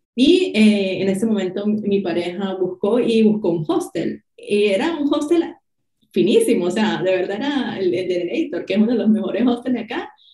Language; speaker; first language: Spanish; native; Spanish